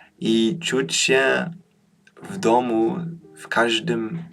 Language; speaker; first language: Polish; early bilingual, heritage; Polish